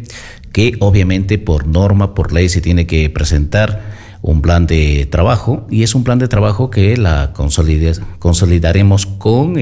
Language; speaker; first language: Spanish; native; Spanish